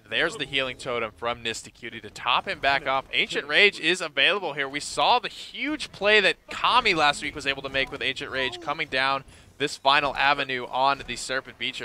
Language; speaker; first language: English; native; English